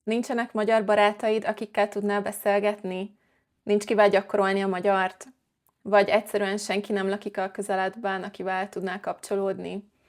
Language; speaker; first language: Hungarian; native; Hungarian